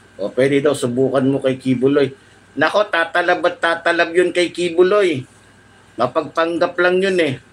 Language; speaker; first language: Filipino; native; Filipino